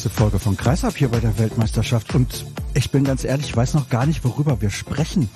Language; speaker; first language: German; native; German